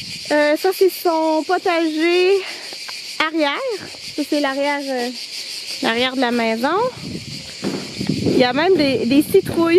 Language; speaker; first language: French; native; French